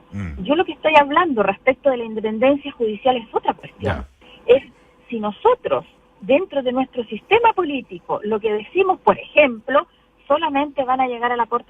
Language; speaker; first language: Spanish; native; Spanish